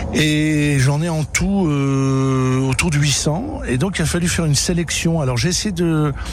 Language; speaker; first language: French; native; French